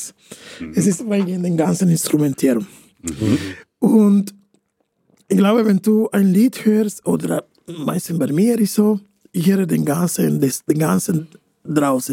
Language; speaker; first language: German; non-native, fluent; Spanish